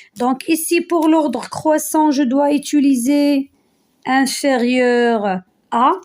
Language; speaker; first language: French; non-native, local second language; Arabic